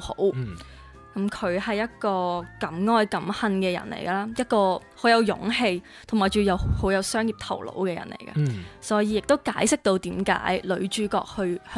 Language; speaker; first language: Cantonese; native; Cantonese